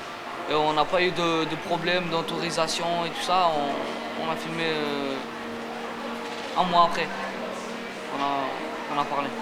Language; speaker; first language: French; early bilingual, other home language; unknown